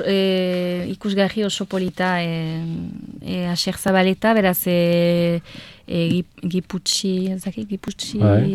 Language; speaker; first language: Basque; non-native, local second language; French